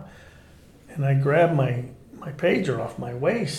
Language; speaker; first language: English; native; English